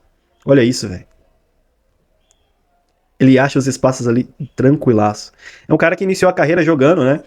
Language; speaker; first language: Portuguese; native; Portuguese